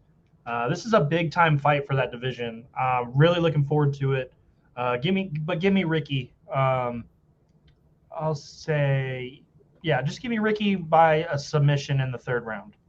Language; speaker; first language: English; native; English